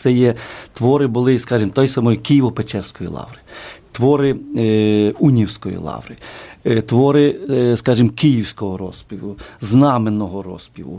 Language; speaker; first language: Ukrainian; native; Ukrainian